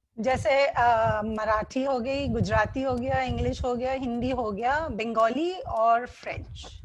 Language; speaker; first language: Hindi; non-native, local second language; Gujarati